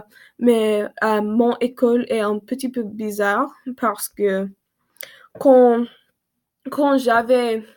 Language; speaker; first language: French; non-native, learner; English